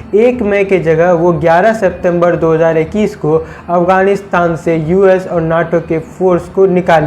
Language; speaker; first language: Hindi; native; Hindi